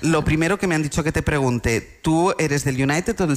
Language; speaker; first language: Spanish; native; Spanish